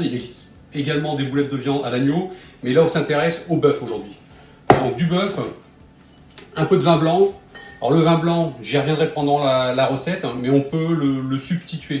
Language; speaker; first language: French; native; French